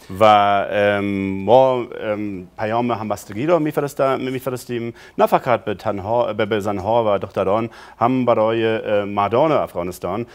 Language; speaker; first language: Persian; non-native, fluent; German